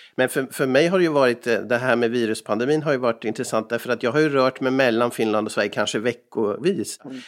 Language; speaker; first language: Swedish; native; Swedish